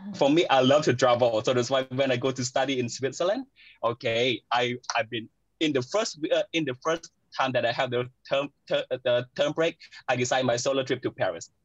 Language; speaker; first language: English; non-native, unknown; Khmer